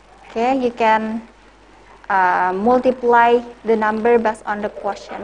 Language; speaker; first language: English; non-native, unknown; Indonesian